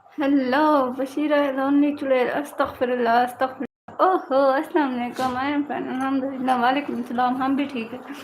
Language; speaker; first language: Urdu; non-native, local second language; Punjabi